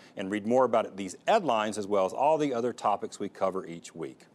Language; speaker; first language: English; native; English